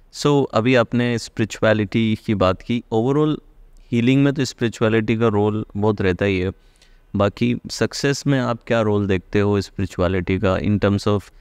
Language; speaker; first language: Hindi; native; Hindi